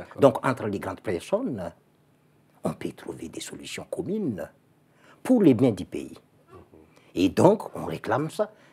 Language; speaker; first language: French; non-native, local second language; Malagasy